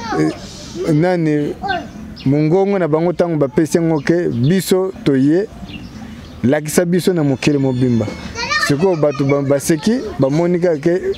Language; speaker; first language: Lingala; non-native, local second language; Kongo